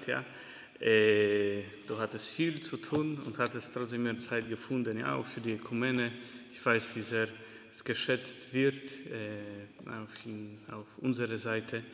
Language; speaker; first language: German; non-native, fluent; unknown